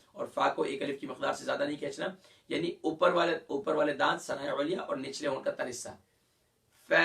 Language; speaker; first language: Urdu; native; Urdu